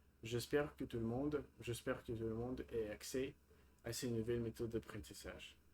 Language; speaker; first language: French; non-native, learner; Russian